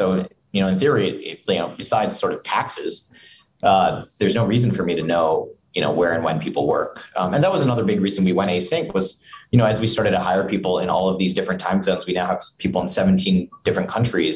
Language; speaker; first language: English; native; English